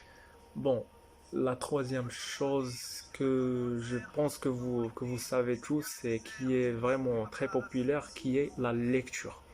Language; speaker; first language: French; non-native, fluent; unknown